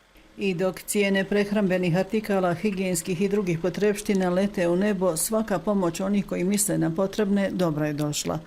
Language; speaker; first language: Bosnian; native; Bosnian